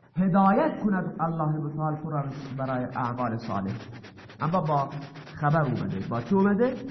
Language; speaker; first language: Persian; non-native, local second language; Baluchi